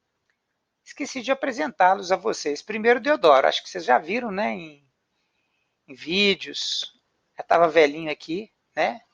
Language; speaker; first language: Portuguese; native; Portuguese